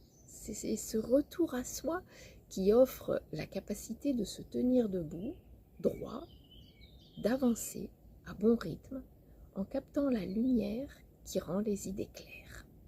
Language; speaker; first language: French; native; French